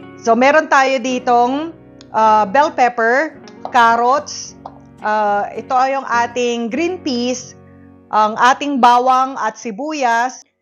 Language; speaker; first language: Filipino; non-native, local second language; Iloko